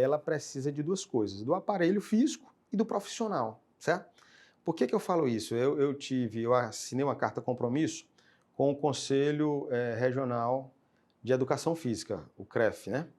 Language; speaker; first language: Portuguese; native; Portuguese